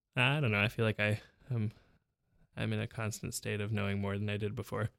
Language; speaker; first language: English; native; English